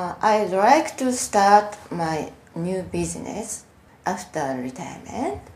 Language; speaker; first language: English; non-native, learner; Japanese